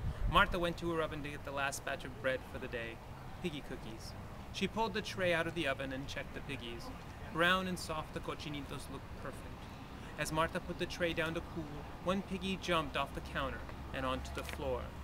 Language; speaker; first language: English; native; English